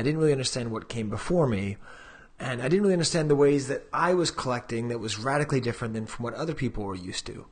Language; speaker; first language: English; native; English